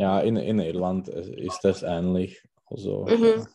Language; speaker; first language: German; non-native, learner; Czech